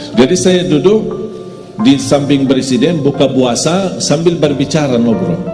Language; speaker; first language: Indonesian; non-native, fluent; Arabic